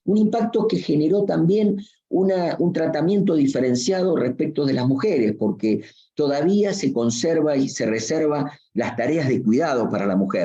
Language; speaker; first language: Spanish; native; Spanish